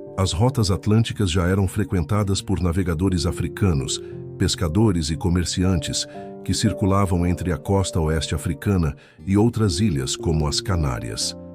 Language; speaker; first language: Portuguese; non-native, local second language; Kabuverdianu